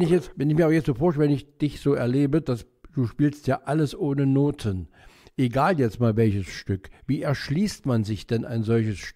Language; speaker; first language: German; native; German